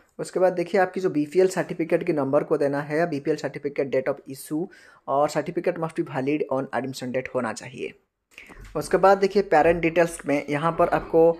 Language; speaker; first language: Hindi; non-native, local second language; Bangla